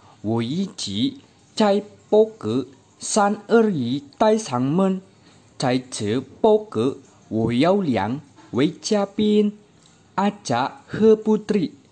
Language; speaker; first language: Chinese; non-native, learner; Indonesian